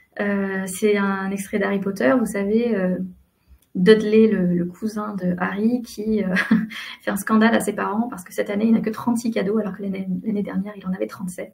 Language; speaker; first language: French; native; French